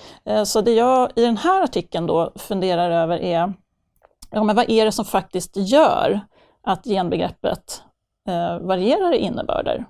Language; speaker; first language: Swedish; native; Swedish